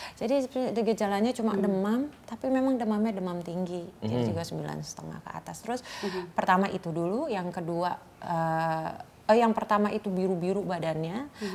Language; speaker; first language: Indonesian; native; Indonesian